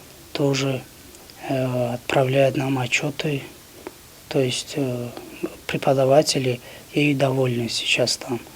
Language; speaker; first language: Russian; non-native, local second language; Tajik